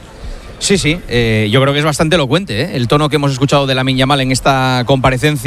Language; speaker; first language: Spanish; native; Spanish